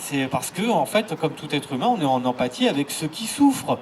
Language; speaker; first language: French; native; French